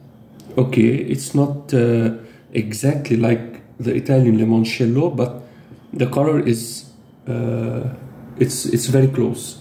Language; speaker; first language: English; non-native, fluent; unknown